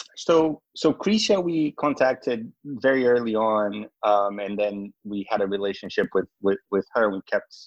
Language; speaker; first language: English; non-native, fluent; Portuguese